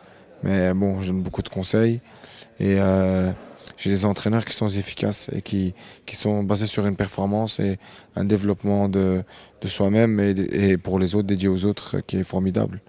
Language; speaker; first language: French; early bilingual, other home language; Arabic